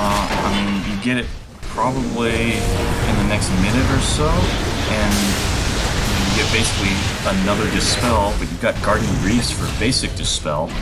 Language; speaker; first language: English; native; English